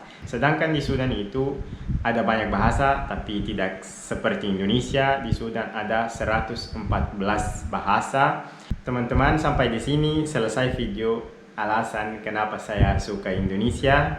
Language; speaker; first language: Indonesian; non-native, fluent; Arabic